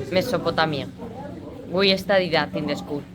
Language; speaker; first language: English; non-native, learner; Spanish